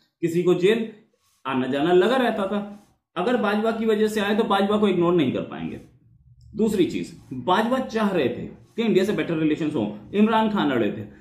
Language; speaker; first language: Hindi; native; Hindi